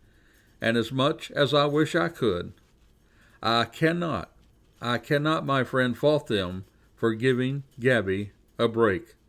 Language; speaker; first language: English; native; English